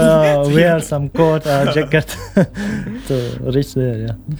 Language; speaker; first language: English; non-native, local second language; Pashto